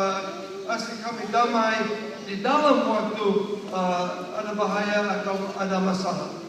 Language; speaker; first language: Indonesian; non-native, learner; English